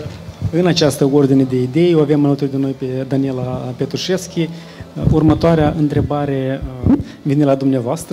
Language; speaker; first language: Romanian; native; Romanian